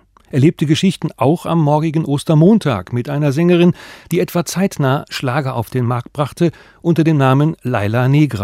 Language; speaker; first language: German; native; German